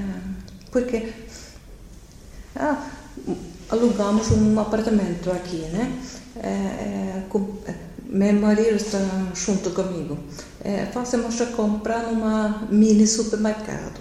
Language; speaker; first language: Portuguese; non-native, learner; Norwegian